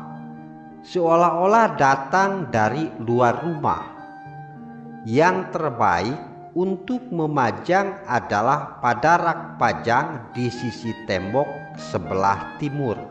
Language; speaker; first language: Indonesian; native; Indonesian